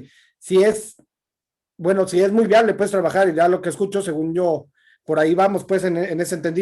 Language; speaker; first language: Spanish; native; Spanish